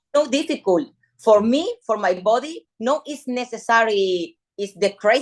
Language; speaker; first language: English; non-native, learner; Spanish